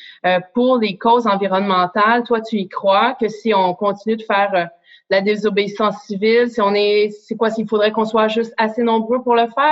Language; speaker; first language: French; native; French